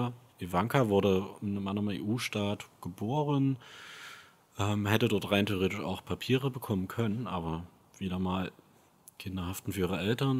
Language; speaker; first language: German; native; German